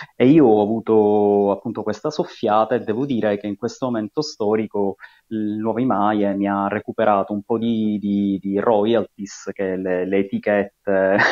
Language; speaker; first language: Italian; native; Italian